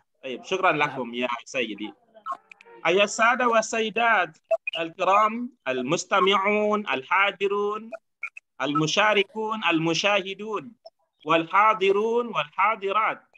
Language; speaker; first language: Arabic; non-native, fluent; Indonesian